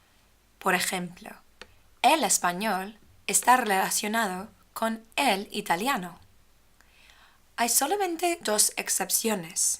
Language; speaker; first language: Spanish; non-native, fluent; English